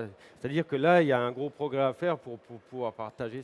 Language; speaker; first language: French; native; French